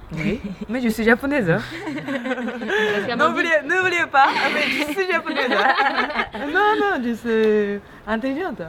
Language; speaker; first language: French; non-native, learner; Japanese